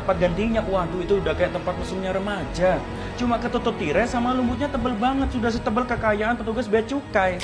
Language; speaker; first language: Indonesian; native; Indonesian